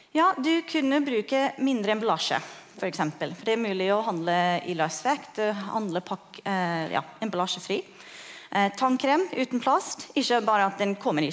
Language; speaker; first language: Norwegian; non-native, fluent; English